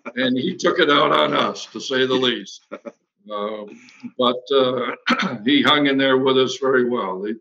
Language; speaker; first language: English; native; English